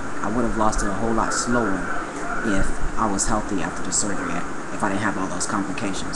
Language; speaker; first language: English; native; English